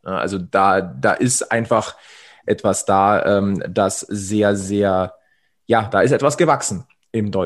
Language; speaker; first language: German; native; German